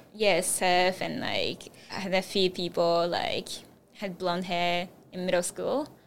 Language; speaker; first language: English; non-native, fluent; Japanese